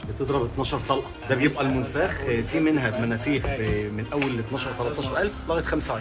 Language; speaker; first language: Arabic; native; Arabic